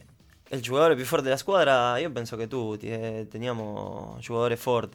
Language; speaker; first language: Italian; non-native, learner; Spanish